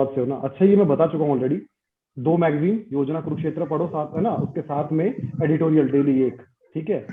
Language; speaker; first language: Hindi; native; Hindi